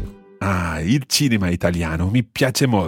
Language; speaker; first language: Italian; non-native, fluent; English